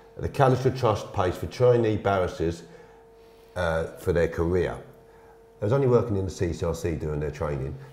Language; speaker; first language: English; native; English